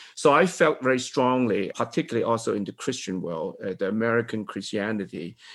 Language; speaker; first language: English; non-native, local second language; Cantonese